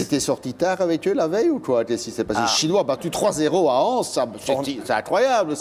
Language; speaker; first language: French; native; French